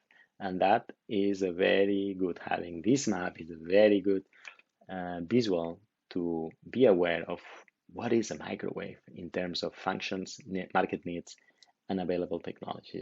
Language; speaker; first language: English; non-native, fluent; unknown